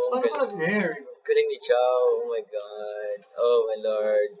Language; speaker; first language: English; non-native, local second language; Filipino